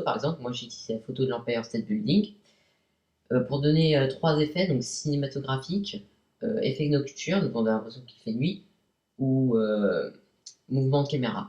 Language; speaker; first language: French; native; French